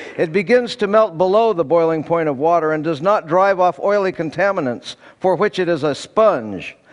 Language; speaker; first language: English; native; English